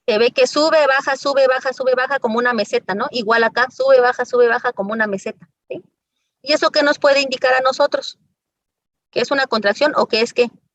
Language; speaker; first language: Spanish; native; Spanish